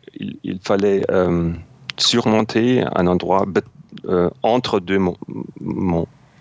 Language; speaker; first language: French; non-native, fluent; German